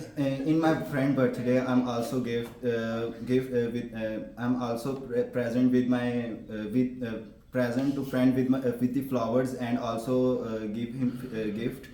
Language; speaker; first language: English; non-native, learner; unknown